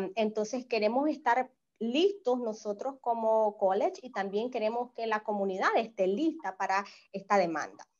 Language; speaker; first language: Spanish; native; Spanish